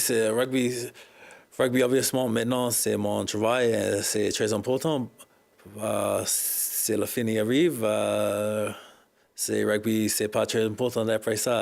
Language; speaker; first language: French; non-native, learner; English